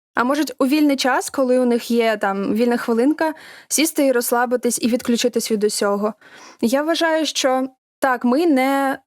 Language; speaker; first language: Ukrainian; non-native, local second language; Russian